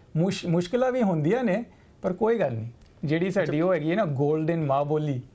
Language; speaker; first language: Punjabi; early bilingual, heritage; Punjabi